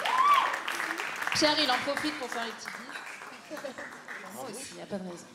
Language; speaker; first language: French; native; French